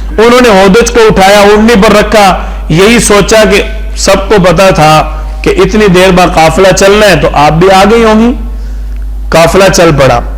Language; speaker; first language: Urdu; non-native, local second language; Punjabi